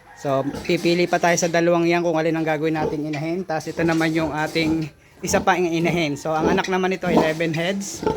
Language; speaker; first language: Filipino; non-native, local second language; Cebuano